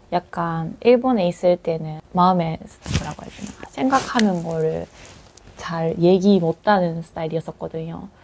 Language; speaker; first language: Korean; non-native, fluent; Japanese